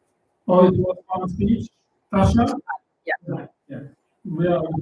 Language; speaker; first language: English; non-native, learner; Russian